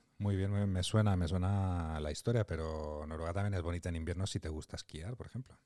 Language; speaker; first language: Spanish; native; Spanish